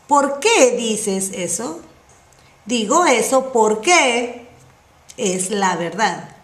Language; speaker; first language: Spanish; non-native, fluent; English